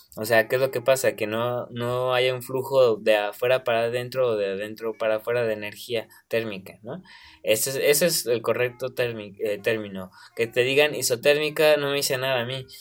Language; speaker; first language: Spanish; native; Spanish